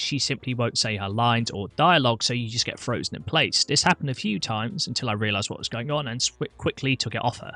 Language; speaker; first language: English; native; English